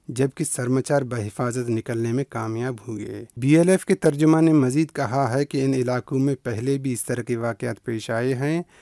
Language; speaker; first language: Urdu; non-native, local second language; Baluchi